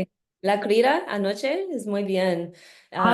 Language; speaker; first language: Spanish; non-native, learner; English